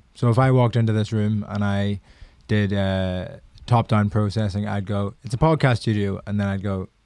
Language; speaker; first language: English; native; English